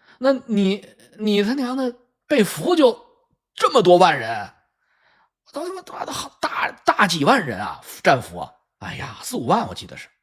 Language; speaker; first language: Chinese; native; Chinese